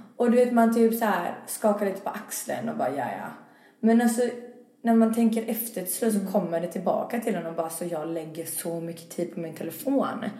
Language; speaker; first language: Swedish; early bilingual, other home language; Albanian